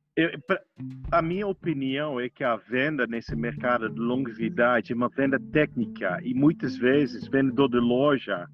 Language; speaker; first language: Portuguese; non-native, fluent; Dutch